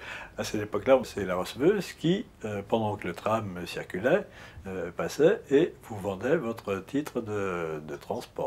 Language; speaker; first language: French; native; French